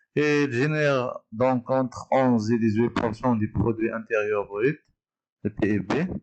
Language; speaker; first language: French; non-native, local second language; Arabic